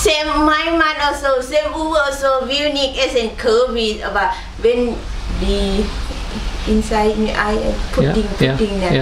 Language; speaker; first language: German; non-native, learner; Thai